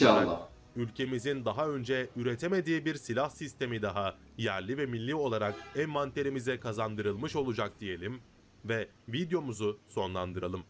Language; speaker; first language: Turkish; native; Turkish